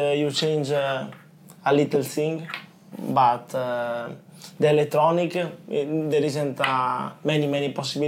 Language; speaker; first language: English; non-native, learner; Italian